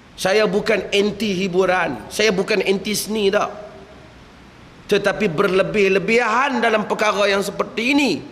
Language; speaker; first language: Malay; native; Malay